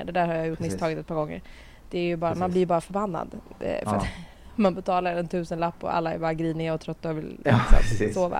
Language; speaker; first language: Swedish; native; Swedish